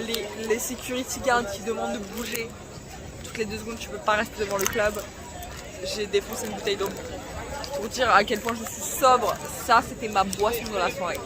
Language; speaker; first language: French; native; French